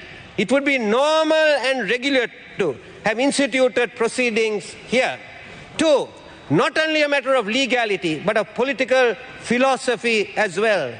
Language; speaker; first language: English; non-native, local second language; Sinhala